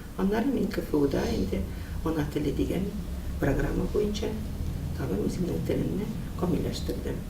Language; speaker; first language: Tatar; early bilingual, heritage; Tatar